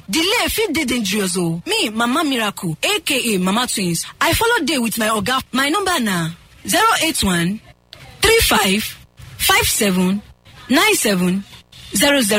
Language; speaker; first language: Nigerian Pidgin; native; Nigerian Pidgin